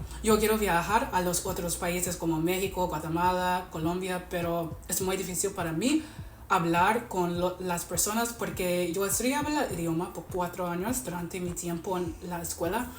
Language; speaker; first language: Spanish; non-native, learner; English